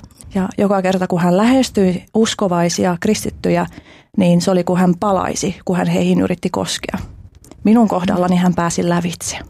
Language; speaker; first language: Finnish; early bilingual, other home language; Albanian